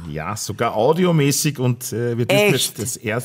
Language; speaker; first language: German; native; German